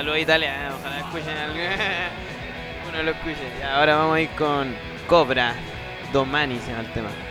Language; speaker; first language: Spanish; native; Spanish